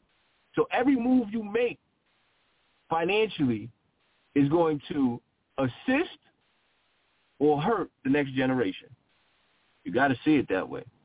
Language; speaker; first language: English; native; English